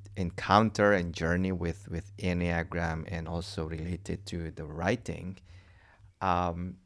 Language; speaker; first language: English; non-native, fluent; Indonesian